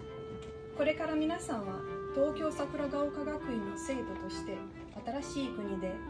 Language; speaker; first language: Japanese; non-native, learner; Portuguese